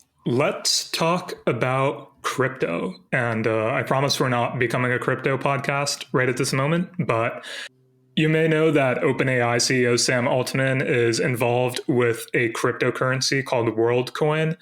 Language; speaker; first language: English; native; English